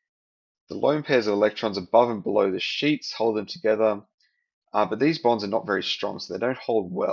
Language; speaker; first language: English; native; English